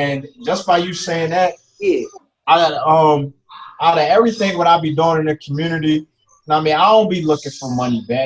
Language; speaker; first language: English; native; English